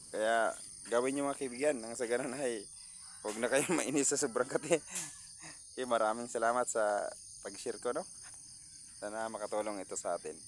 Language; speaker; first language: Filipino; non-native, local second language; Cebuano